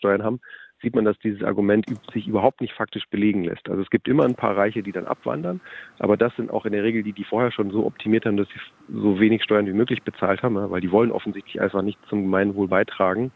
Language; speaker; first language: German; native; German